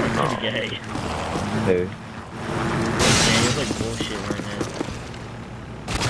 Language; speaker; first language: English; native; English